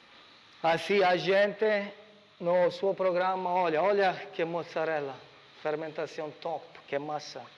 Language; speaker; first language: Portuguese; non-native, learner; Italian